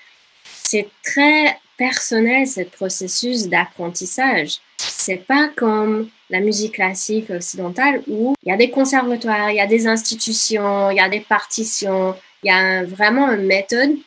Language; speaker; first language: French; non-native, fluent; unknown